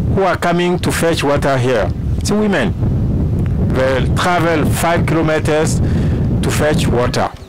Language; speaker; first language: English; non-native, fluent; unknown